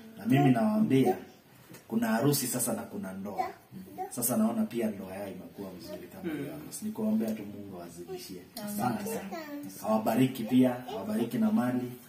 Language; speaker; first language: Swahili; non-native, fluent; Kamba